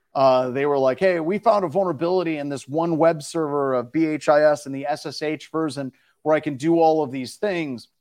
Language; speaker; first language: English; native; English